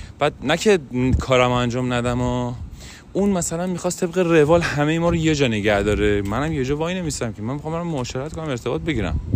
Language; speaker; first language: Persian; non-native, local second language; Azerbaijani